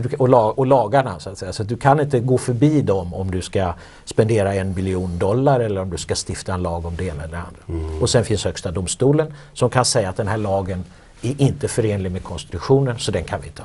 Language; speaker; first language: Swedish; native; Swedish